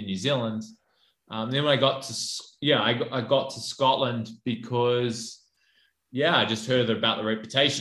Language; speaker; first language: English; native; English